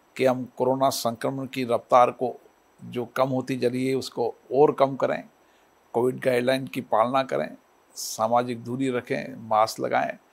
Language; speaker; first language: Hindi; native; Hindi